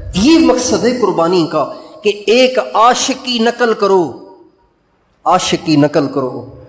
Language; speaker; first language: Urdu; non-native, local second language; Sindhi